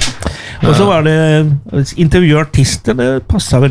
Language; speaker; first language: Swedish; non-native, learner; Spanish